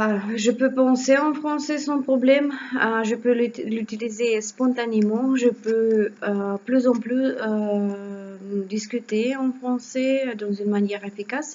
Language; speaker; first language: French; non-native, learner; Russian